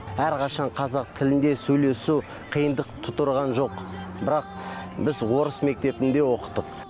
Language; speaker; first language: Kazakh; non-native, local second language; Kurdish